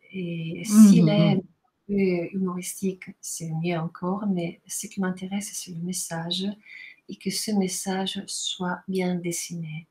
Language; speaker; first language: French; non-native, fluent; Italian